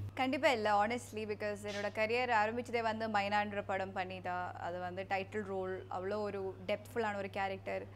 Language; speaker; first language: Tamil; non-native, local second language; Malayalam